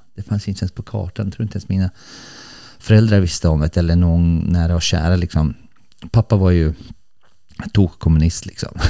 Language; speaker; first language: Swedish; early bilingual, other home language; Bosnian